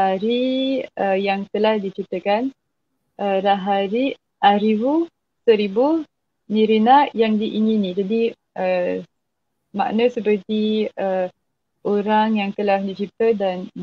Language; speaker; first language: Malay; non-native, fluent; French